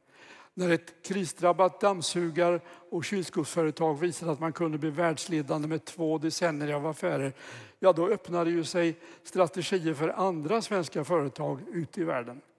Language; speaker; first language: Swedish; native; Swedish